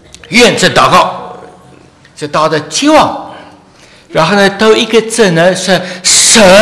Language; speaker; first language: Chinese; non-native, fluent; English